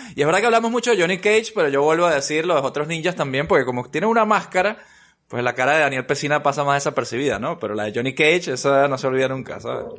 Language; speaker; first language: Spanish; native; Spanish